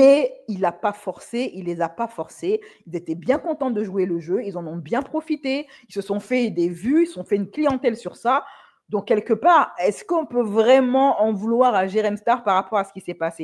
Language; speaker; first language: French; native; French